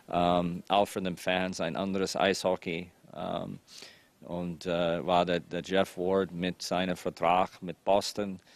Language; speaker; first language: German; non-native, fluent; English